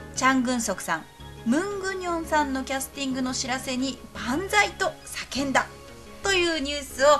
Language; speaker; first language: Japanese; native; Japanese